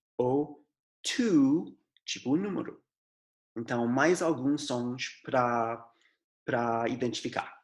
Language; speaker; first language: Portuguese; non-native, fluent; English